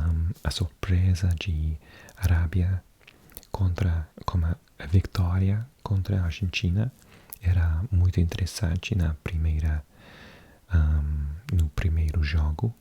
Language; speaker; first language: Portuguese; non-native, learner; English